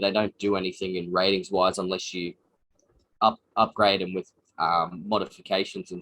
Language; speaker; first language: English; native; English